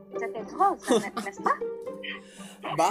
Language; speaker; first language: French; non-native, learner; Indonesian